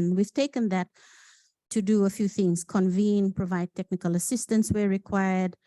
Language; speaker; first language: English; non-native, local second language; Fijian